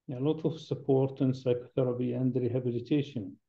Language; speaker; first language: English; non-native, fluent; Arabic